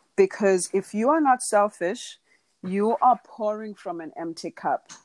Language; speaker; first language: English; non-native, local second language; Xhosa